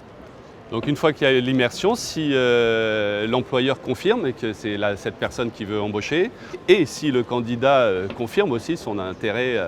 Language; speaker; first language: French; native; French